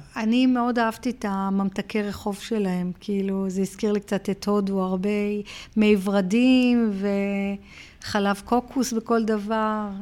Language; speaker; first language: Hebrew; early bilingual, heritage; Hebrew